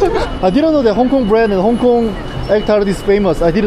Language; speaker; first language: English; non-native, learner; Korean